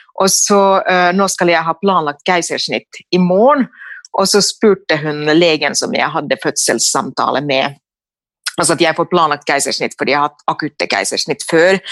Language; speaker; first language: Norwegian; non-native, fluent; Finnish